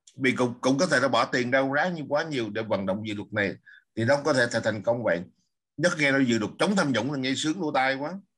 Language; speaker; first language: Vietnamese; native; Vietnamese